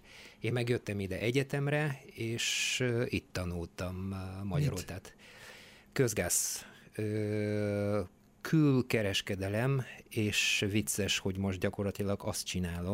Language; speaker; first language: Hungarian; non-native, fluent; Bulgarian